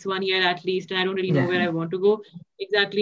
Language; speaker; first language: English; non-native, local second language; Urdu